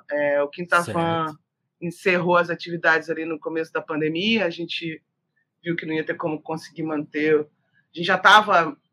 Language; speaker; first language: Portuguese; native; Portuguese